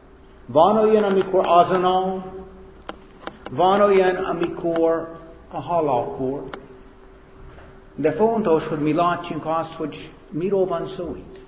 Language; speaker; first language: Hungarian; non-native, fluent; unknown